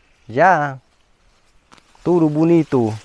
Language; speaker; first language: Portuguese; non-native, learner; Vietnamese